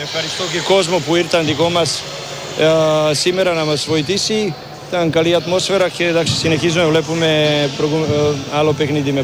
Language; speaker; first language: Greek; non-native, learner; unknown